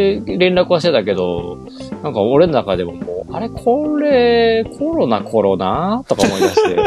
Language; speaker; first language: Japanese; native; Japanese